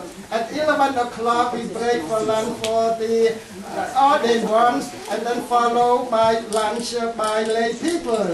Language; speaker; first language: English; non-native, fluent; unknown